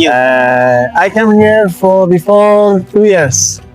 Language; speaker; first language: English; non-native, learner; Arabic